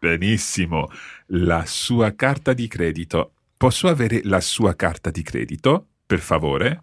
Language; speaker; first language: Italian; non-native, fluent; English